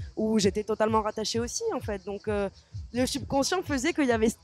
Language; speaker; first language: French; native; French